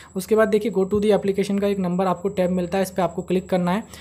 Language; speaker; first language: Hindi; native; Hindi